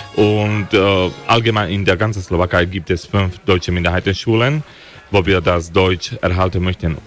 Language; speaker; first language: German; non-native, local second language; Slovak